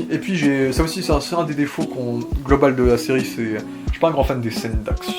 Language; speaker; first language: French; native; French